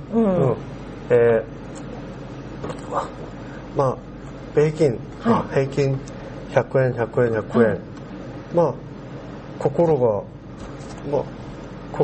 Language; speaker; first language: Japanese; non-native, learner; Korean